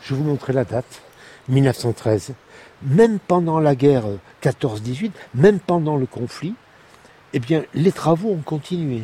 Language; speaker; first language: French; native; French